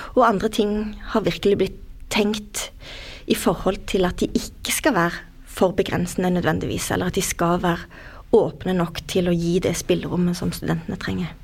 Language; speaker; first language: Norwegian; native; Norwegian